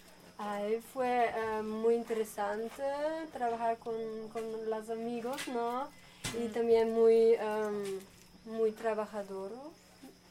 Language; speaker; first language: Spanish; non-native, learner; German